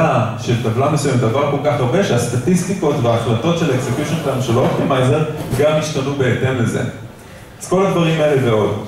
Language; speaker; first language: Hebrew; native; Hebrew